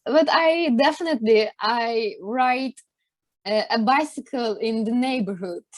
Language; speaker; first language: English; non-native, learner; Turkish